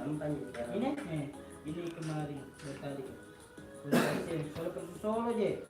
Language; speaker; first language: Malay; non-native, local second language; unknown